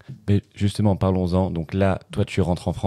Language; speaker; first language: French; native; French